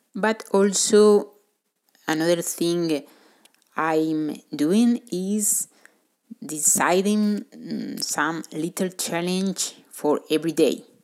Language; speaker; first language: English; non-native, fluent; Spanish